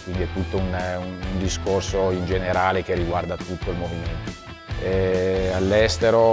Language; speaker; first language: Italian; native; Italian